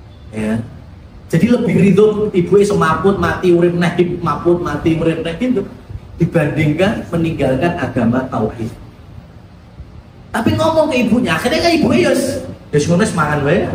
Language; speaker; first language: Indonesian; native; Indonesian